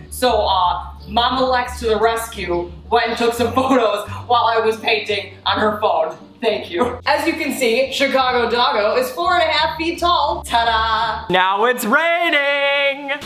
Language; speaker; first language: English; native; English